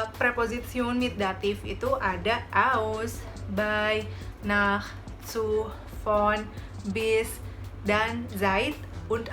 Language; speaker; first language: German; non-native, fluent; Indonesian